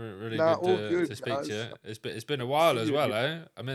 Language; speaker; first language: English; native; English